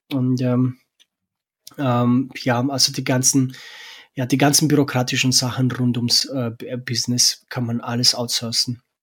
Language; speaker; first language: German; non-native, fluent; Romanian